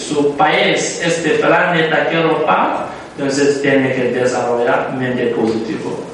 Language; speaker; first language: Spanish; non-native, learner; Tibetan